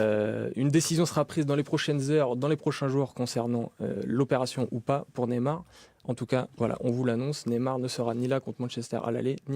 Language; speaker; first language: French; native; French